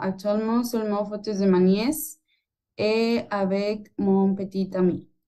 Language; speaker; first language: French; non-native, learner; Spanish